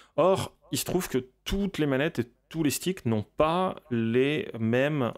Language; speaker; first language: French; native; French